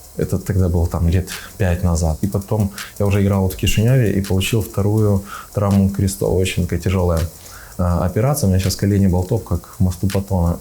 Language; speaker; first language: Russian; native; Russian